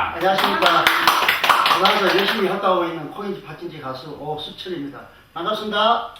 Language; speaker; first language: Korean; native; Korean